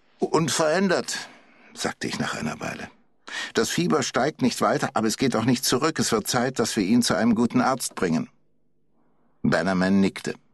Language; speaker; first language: German; native; German